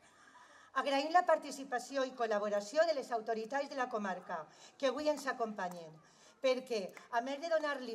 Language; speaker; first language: Catalan; native; Catalan